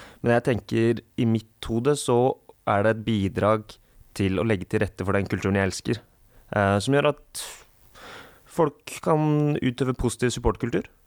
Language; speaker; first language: Norwegian; native; Norwegian